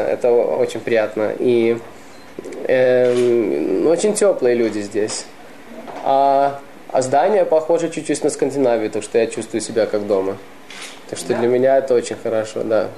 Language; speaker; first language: Russian; early bilingual, heritage; Russian